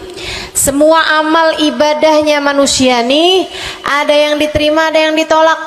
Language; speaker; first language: Indonesian; native; Indonesian